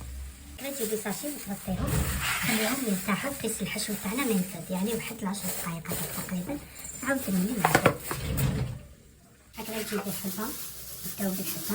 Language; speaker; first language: Arabic; native; Arabic